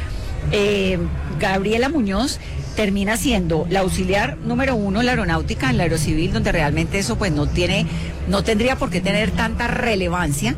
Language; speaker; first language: Spanish; native; Spanish